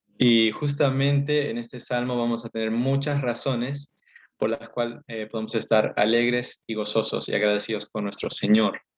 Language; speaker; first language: Spanish; early bilingual, heritage; Spanish